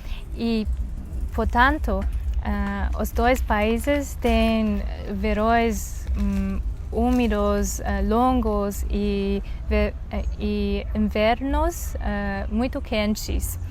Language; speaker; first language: Portuguese; non-native, learner; Chinese